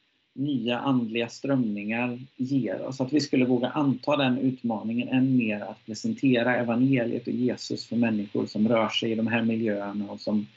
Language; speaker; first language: Swedish; native; Swedish